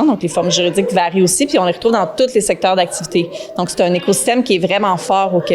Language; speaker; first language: French; native; French